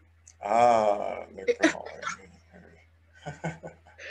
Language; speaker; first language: French; native; French